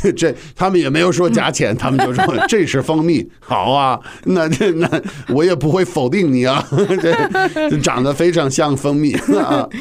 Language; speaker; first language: Chinese; non-native, fluent; English